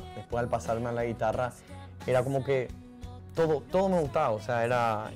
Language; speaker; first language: Spanish; native; Spanish